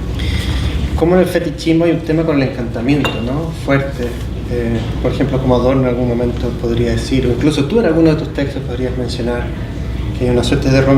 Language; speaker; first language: Spanish; native; Spanish